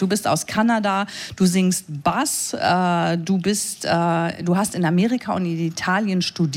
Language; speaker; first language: German; native; German